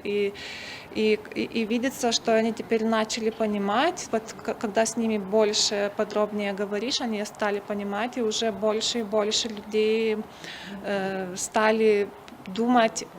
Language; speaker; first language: Russian; non-native, fluent; Lithuanian